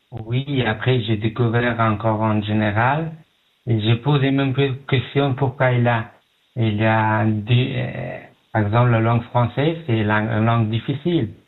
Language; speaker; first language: French; non-native, learner; Pashto